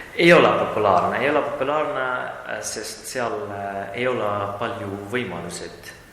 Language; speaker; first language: Estonian; non-native, learner; Pashto